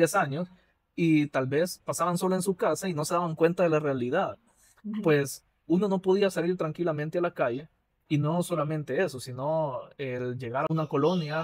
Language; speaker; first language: Spanish; native; Spanish